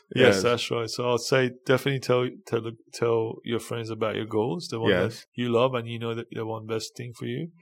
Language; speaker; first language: English; non-native, fluent; Persian